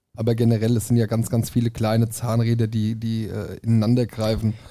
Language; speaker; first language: German; native; German